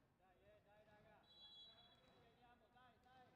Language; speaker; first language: Italian; native; Italian